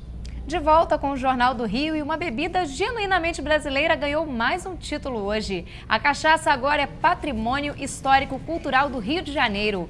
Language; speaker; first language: Portuguese; native; Portuguese